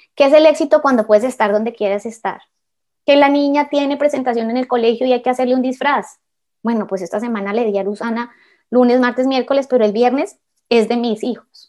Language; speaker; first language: Spanish; native; Spanish